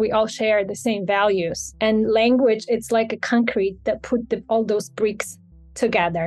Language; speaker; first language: English; non-native, fluent; Ukrainian